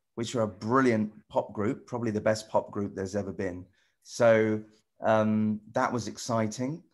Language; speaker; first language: English; native; English